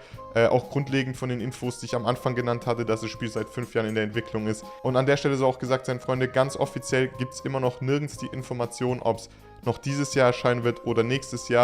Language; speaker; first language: German; native; German